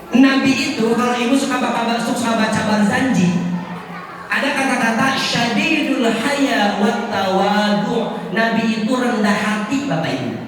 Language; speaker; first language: Indonesian; non-native, local second language; Sundanese